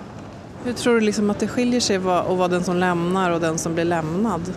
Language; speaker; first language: Swedish; native; Swedish